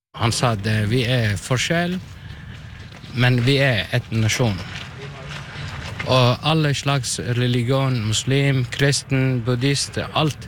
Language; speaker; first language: Norwegian; non-native, learner; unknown